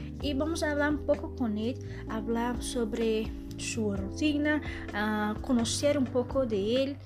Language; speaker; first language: Spanish; non-native, learner; Portuguese